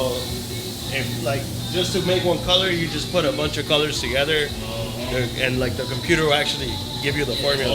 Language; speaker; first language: English; native; English